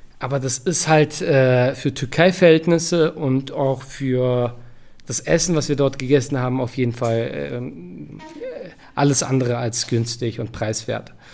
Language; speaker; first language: German; early bilingual, other home language; Turkish